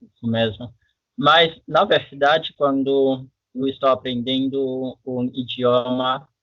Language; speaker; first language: Portuguese; non-native, fluent; French